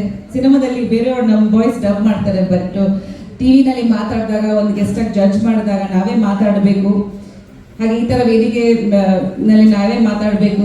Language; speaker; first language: Kannada; non-native, fluent; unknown